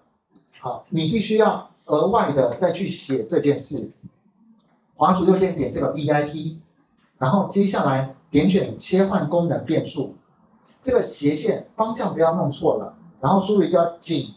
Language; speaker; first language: Chinese; native; Chinese